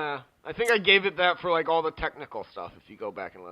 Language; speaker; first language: English; native; English